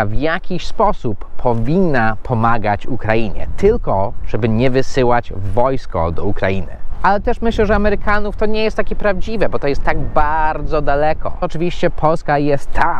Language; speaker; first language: Polish; non-native, fluent; English